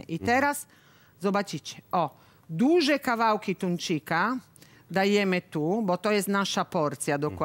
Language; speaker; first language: Polish; non-native, learner; Italian